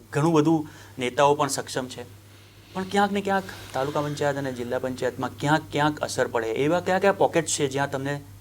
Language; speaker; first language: Gujarati; native; Gujarati